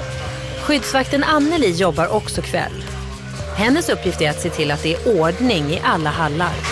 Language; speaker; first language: Swedish; native; Swedish